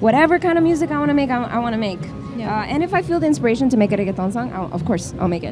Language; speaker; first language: English; early bilingual, other home language; Spanish